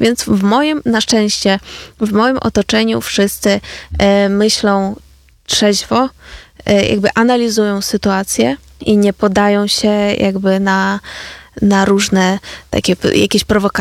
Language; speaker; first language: Polish; non-native, fluent; Ukrainian